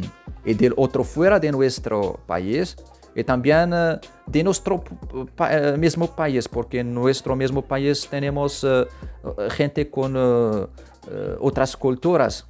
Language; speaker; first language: Spanish; non-native, fluent; Arabic